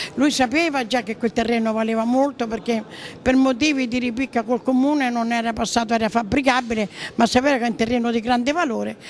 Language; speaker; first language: Italian; native; Italian